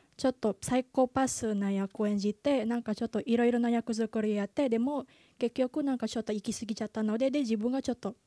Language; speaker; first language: Japanese; non-native, fluent; Indonesian